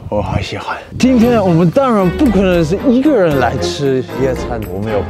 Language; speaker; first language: Chinese; non-native, fluent; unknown